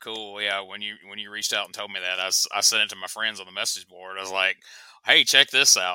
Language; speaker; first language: English; native; English